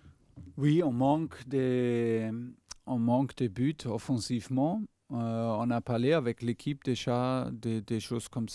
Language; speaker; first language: French; non-native, fluent; German